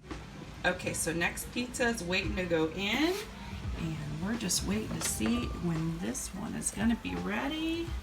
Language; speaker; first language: English; native; English